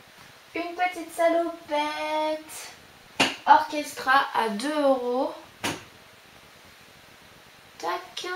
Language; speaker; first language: French; native; French